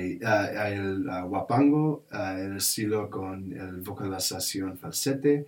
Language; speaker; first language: Spanish; non-native, learner; English